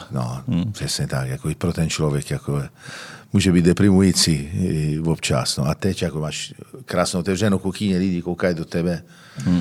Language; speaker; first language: Czech; non-native, fluent; Italian